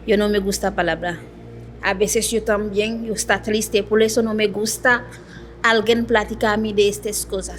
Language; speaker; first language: Spanish; non-native, local second language; Haitian Creole